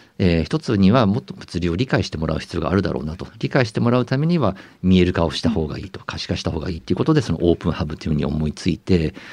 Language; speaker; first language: Japanese; native; Japanese